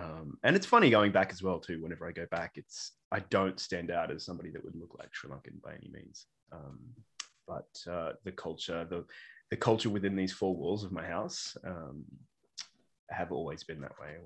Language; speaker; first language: English; native; English